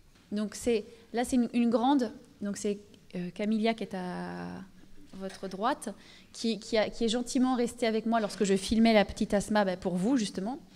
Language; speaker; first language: French; native; French